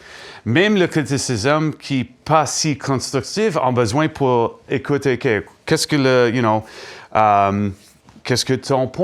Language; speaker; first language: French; non-native, learner; English